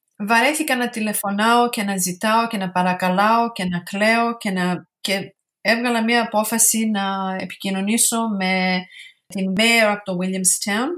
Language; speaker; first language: Greek; early bilingual, heritage; Greek